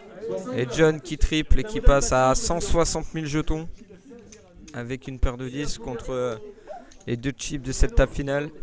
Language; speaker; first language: French; native; French